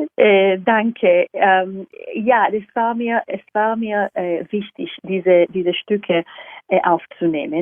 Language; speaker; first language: German; non-native, fluent; Hebrew